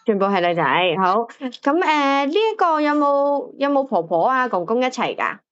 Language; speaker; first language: Cantonese; native; Cantonese